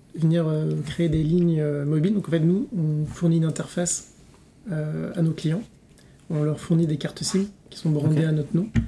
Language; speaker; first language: French; native; French